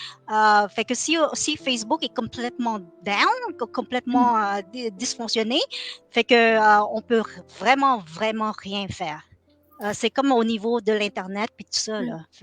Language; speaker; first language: French; non-native, local second language; Vietnamese